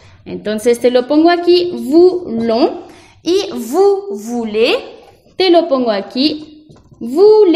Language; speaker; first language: Spanish; non-native, fluent; French